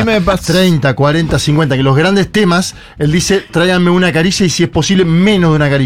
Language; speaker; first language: Spanish; native; Spanish